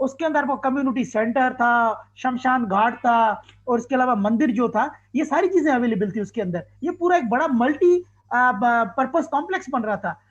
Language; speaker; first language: Urdu; non-native, local second language; Sindhi